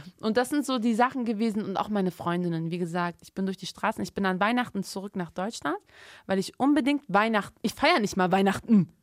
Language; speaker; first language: German; early bilingual, other home language; Turkish